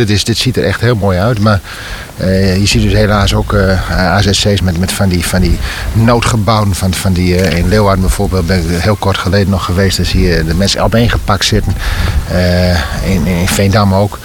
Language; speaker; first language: Dutch; native; Dutch